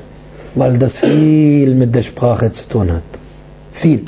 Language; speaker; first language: German; non-native, fluent; Arabic